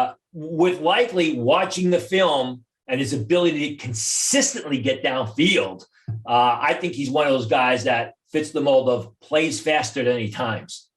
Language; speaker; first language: English; native; English